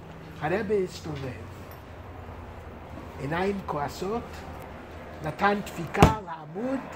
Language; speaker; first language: Hebrew; non-native, fluent; English